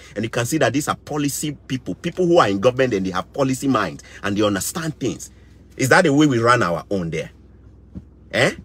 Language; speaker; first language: English; non-native, local second language; Akan